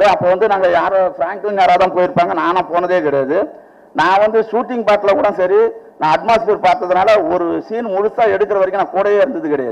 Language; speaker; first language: Tamil; native; Tamil